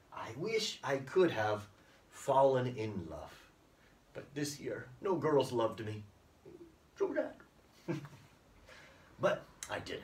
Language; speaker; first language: English; native; English